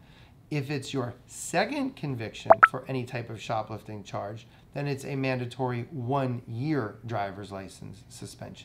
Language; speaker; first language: English; native; English